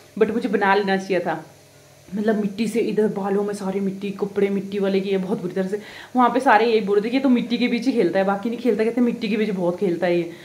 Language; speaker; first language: Hindi; non-native, local second language; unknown